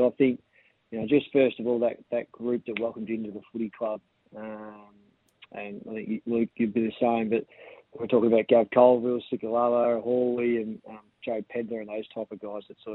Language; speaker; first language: English; native; English